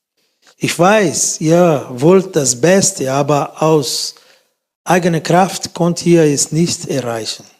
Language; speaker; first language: German; non-native, fluent; Portuguese